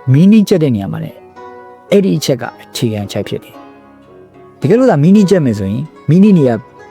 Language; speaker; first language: Burmese; native; Burmese